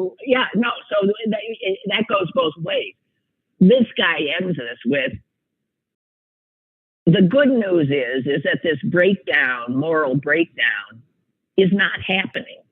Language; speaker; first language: English; native; English